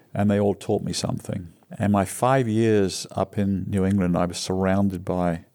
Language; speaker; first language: English; native; English